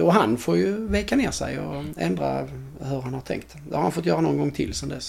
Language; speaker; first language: Swedish; native; Swedish